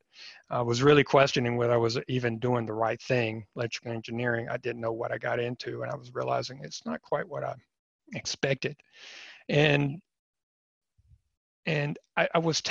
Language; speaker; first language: English; native; English